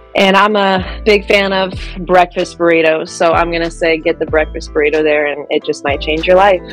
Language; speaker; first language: English; early bilingual, other home language; French